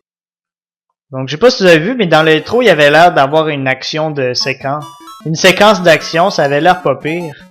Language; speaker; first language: French; native; French